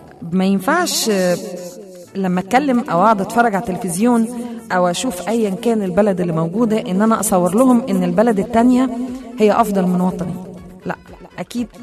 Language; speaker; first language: Arabic; native; Arabic